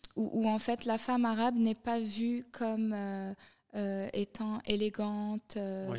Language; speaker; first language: French; non-native, local second language; Arabic